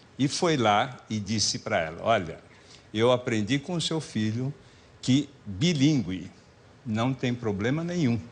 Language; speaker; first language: Portuguese; early bilingual, other home language; Japanese